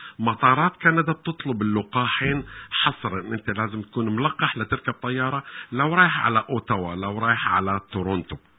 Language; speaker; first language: Arabic; native; Arabic